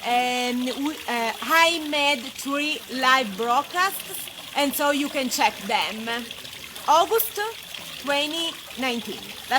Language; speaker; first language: English; non-native, fluent; Italian